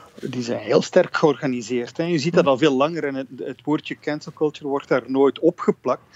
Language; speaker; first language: Dutch; native; Dutch